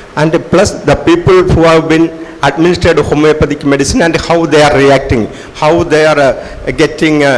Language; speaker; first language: English; non-native, local second language; Malayalam